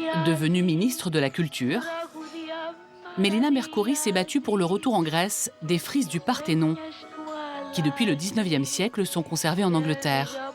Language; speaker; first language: French; native; French